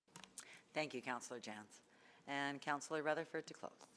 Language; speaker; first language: English; native; English